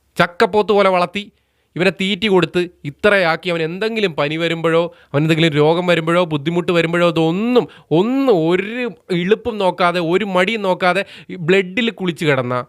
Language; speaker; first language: Malayalam; native; Malayalam